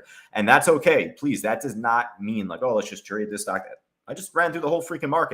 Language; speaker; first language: English; native; English